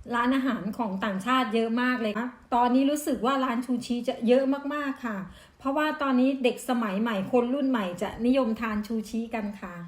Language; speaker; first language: Thai; non-native, local second language; Northeastern Thai